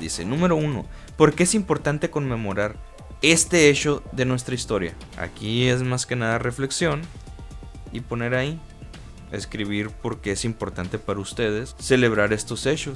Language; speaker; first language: Spanish; native; Spanish